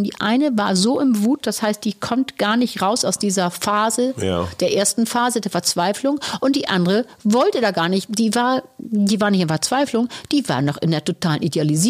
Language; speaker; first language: German; native; German